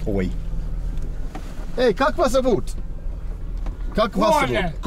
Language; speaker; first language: Russian; non-native, learner; English